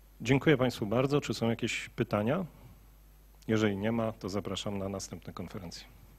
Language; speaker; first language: Polish; native; Polish